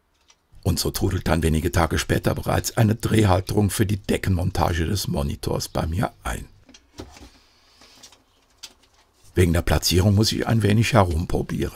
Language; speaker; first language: German; native; German